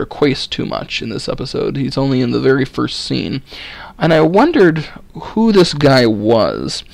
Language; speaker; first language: English; native; English